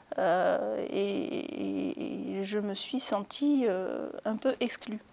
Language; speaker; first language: French; early bilingual, other home language; Arabic